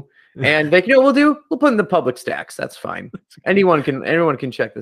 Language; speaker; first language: English; native; English